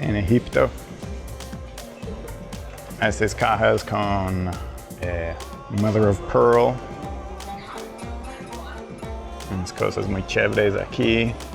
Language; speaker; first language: Spanish; non-native, fluent; English